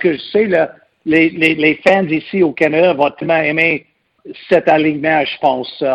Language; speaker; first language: French; non-native, local second language; English